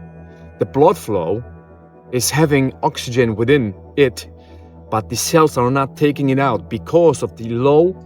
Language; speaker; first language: English; non-native, fluent; Polish